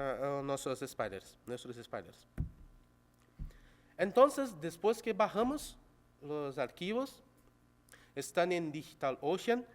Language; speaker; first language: Spanish; non-native, local second language; Portuguese